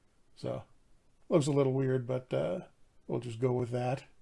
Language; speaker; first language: English; native; English